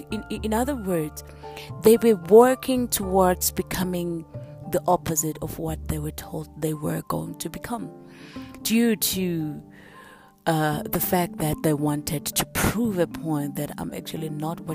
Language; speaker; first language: English; non-native, local second language; Zulu